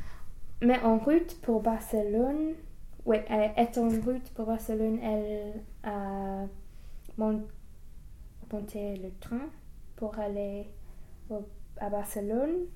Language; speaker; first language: French; non-native, learner; English